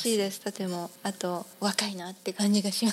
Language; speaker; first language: Japanese; native; Japanese